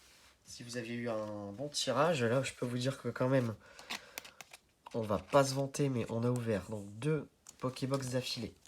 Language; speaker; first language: French; native; French